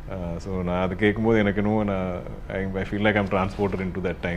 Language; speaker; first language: Tamil; non-native, local second language; Malayalam